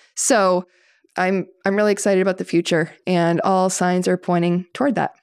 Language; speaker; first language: English; native; English